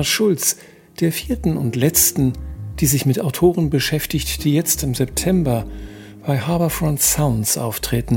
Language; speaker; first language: German; native; German